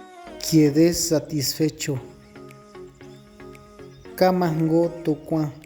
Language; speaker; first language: Spanish; non-native, local second language; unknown